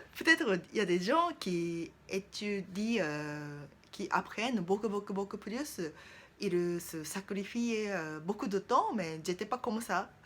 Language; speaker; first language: French; non-native, learner; Japanese